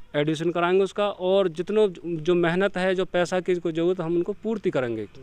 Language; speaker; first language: Hindi; native; Hindi